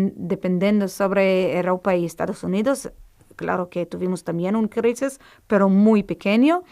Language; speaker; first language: Spanish; non-native, fluent; Hebrew